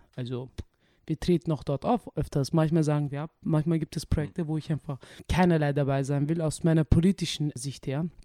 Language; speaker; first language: German; early bilingual, other home language; Turkish